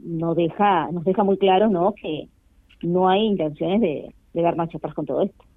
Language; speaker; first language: Spanish; native; Spanish